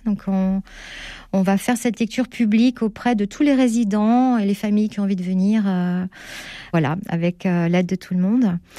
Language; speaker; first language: French; native; French